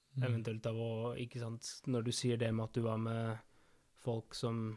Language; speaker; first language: Norwegian; early bilingual, other home language; Spanish